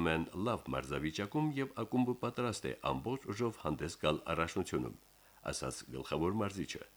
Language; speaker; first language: Armenian; native; Armenian